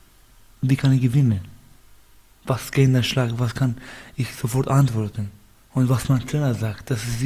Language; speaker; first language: German; non-native, learner; Baluchi